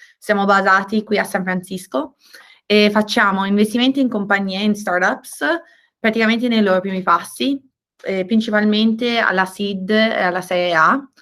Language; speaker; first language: Italian; native; Italian